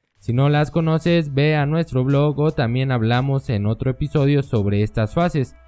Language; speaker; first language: Spanish; native; Spanish